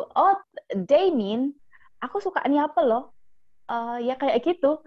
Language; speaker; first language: English; non-native, fluent; Indonesian